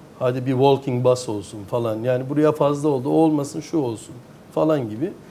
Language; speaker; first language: Turkish; early bilingual, heritage; Turkish